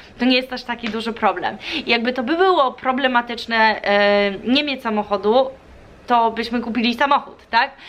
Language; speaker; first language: Polish; early bilingual, heritage; Polish